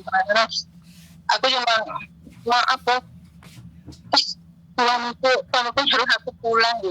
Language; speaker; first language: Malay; non-native, local second language; Javanese